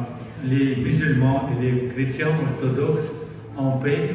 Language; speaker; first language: French; non-native, fluent; Russian